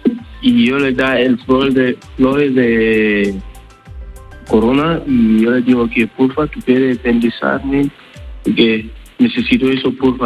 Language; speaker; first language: Spanish; non-native, learner; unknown